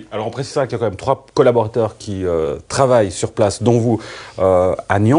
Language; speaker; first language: French; native; French